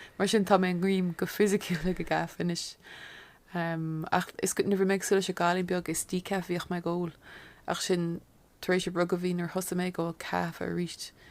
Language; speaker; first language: Irish; non-native, local second language; English